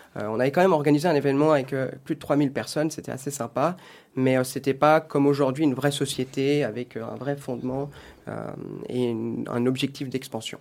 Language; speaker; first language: French; native; French